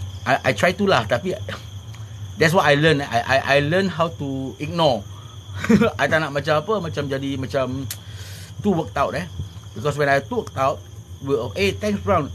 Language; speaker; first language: English; non-native, local second language; Malay